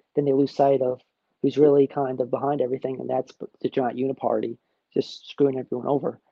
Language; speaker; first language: English; native; English